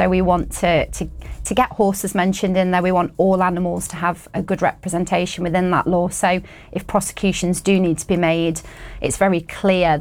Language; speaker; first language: English; native; English